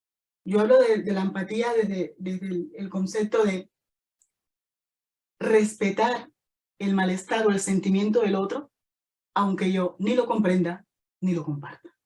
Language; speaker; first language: Spanish; native; Spanish